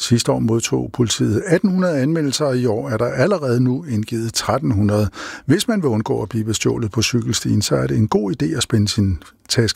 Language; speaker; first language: Danish; native; Danish